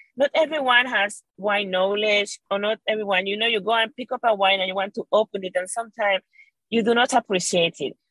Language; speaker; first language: English; non-native, fluent; Spanish